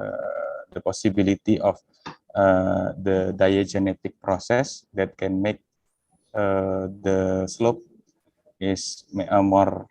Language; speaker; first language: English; non-native, fluent; Indonesian